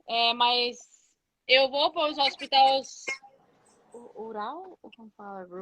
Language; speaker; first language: Portuguese; non-native, fluent; English